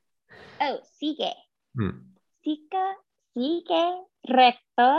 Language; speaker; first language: Spanish; non-native, learner; English